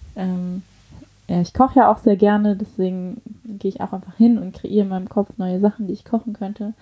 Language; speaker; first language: German; early bilingual, other home language; Chinese